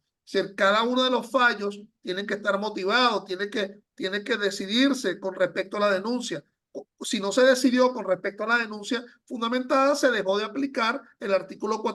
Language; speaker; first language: Spanish; native; Spanish